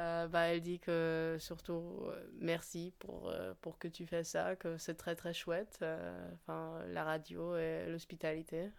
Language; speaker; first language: French; non-native, fluent; Polish